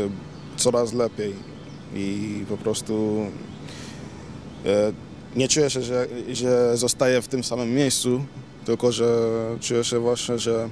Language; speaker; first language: Polish; early bilingual, other home language; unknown